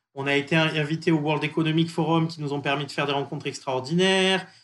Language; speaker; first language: French; native; French